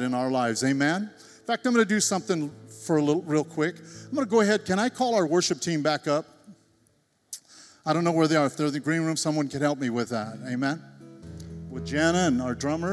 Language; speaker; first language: English; native; English